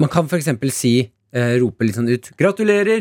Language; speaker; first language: Norwegian; native; Norwegian